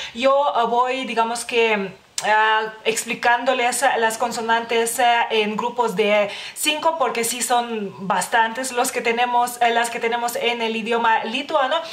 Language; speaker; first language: Spanish; non-native, fluent; Lithuanian